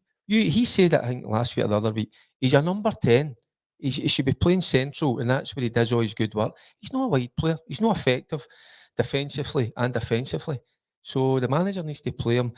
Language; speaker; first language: English; native; English